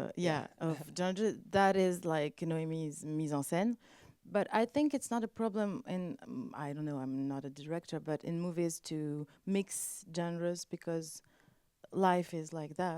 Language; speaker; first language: English; non-native, learner; French